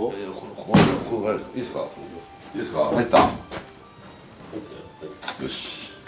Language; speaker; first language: Japanese; native; Japanese